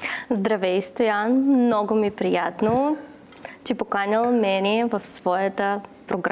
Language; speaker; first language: Bulgarian; non-native, learner; Russian